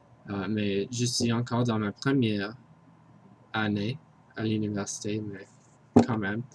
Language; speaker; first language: French; non-native, learner; English